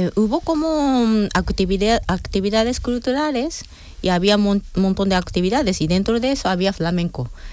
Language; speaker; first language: Spanish; non-native, fluent; Japanese